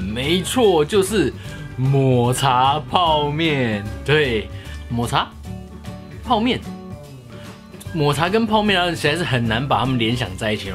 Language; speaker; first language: Chinese; native; Chinese